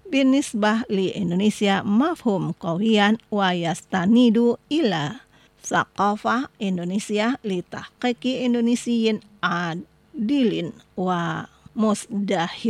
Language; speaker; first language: Arabic; non-native, fluent; Indonesian